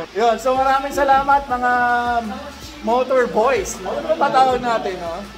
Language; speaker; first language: Filipino; native; Filipino